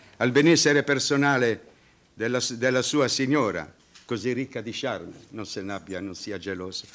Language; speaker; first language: Italian; native; Italian